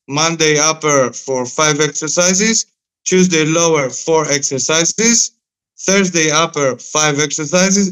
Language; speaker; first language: English; non-native, fluent; Greek